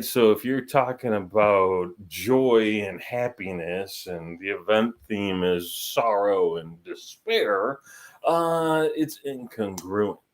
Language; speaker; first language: English; native; English